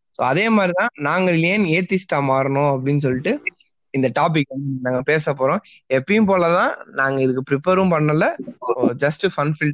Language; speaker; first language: Tamil; native; Tamil